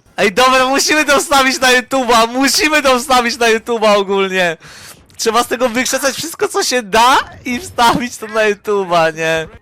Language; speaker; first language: Polish; native; Polish